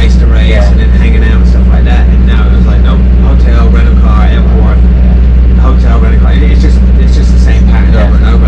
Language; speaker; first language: English; native; English